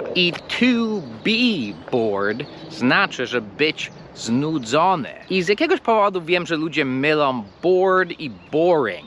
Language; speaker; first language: Polish; non-native, fluent; English